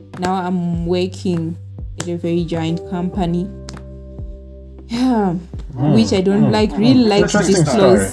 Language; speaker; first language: English; non-native, local second language; Shona